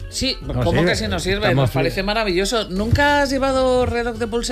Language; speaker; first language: Spanish; native; Spanish